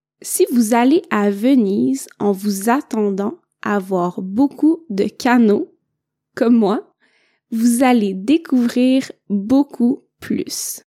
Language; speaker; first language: French; native; French